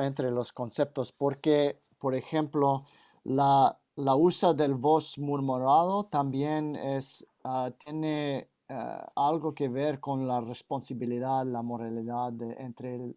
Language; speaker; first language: Spanish; non-native, fluent; English